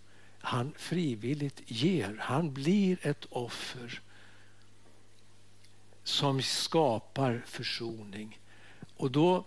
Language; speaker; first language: Swedish; native; Swedish